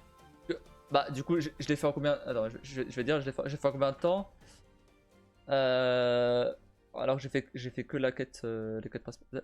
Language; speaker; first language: French; native; French